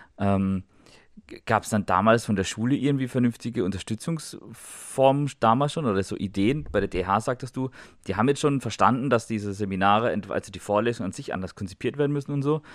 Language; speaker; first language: German; native; German